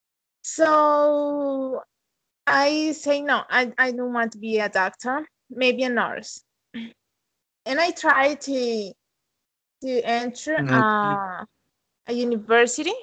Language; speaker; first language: English; non-native, fluent; Spanish